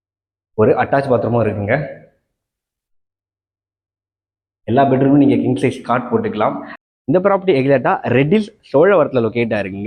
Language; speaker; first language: Tamil; native; Tamil